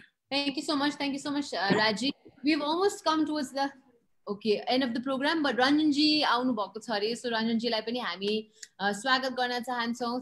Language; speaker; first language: English; non-native, local second language; Nepali